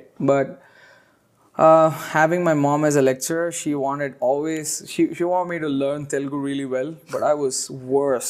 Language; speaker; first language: English; non-native, local second language; Telugu